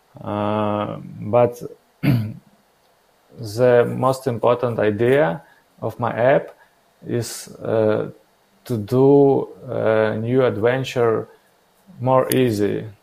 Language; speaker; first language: English; non-native, learner; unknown